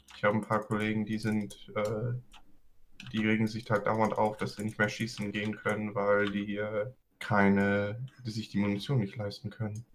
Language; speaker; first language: German; non-native, fluent; English